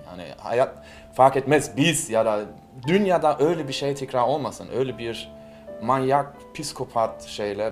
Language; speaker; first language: Turkish; non-native, learner; German